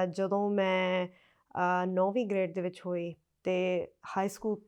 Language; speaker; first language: Punjabi; early bilingual, heritage; Punjabi